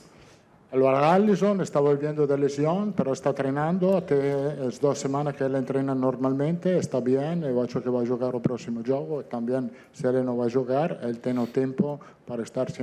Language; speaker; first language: Portuguese; non-native, fluent; Italian